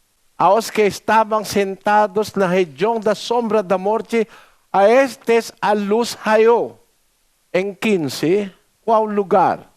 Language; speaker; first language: Portuguese; non-native, learner; Filipino